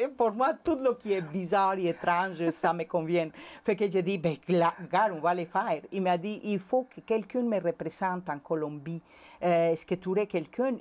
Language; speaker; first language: French; non-native, fluent; Spanish